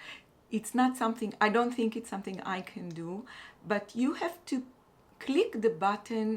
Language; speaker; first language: English; non-native, fluent; Hebrew